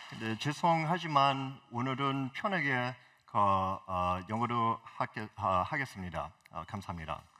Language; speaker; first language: Korean; early bilingual, heritage; English